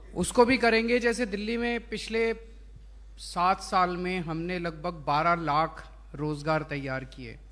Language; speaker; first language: Hindi; native; Hindi